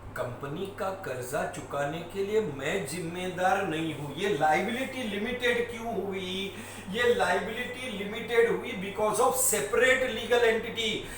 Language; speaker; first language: Hindi; native; Hindi